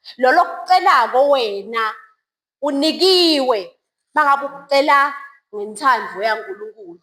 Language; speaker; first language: Zulu; non-native, local second language; Swati